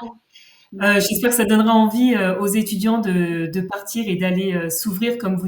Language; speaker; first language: French; native; French